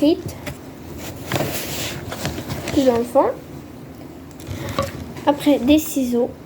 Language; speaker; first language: French; native; French